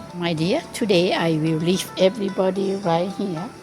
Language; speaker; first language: English; non-native, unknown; Thai